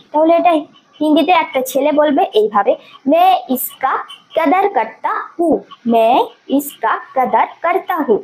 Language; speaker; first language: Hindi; non-native, fluent; Bangla